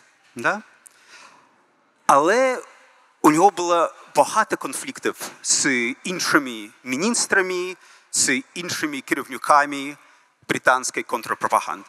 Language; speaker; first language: Ukrainian; early bilingual, heritage; Ukrainian